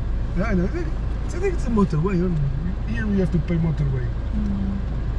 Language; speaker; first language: English; non-native, learner; Portuguese